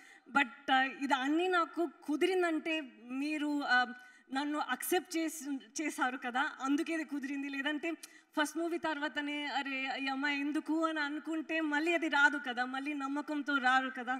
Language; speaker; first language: Telugu; non-native, learner; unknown